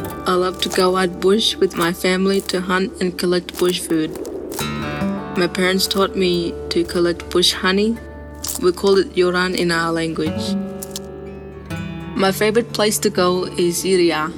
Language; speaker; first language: English; non-native, local second language; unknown